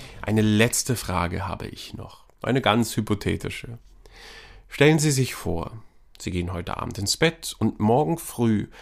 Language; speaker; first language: German; native; German